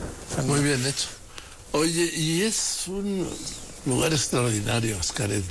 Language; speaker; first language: Spanish; native; Spanish